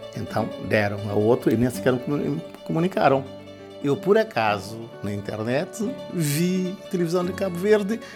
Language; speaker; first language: Portuguese; non-native, local second language; Kabuverdianu